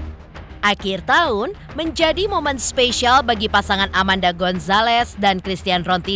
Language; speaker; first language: Indonesian; native; Indonesian